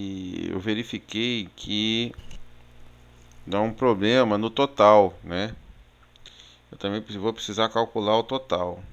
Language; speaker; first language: Portuguese; native; Portuguese